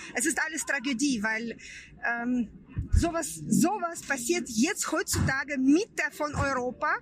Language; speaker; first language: German; non-native, fluent; Ukrainian